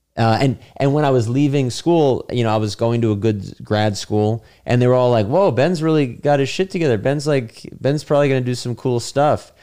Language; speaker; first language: English; native; English